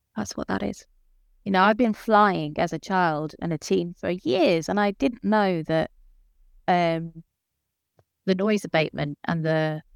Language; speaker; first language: English; native; English